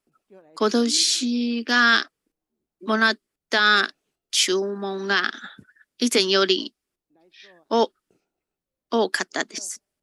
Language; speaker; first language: Japanese; non-native, fluent; Chinese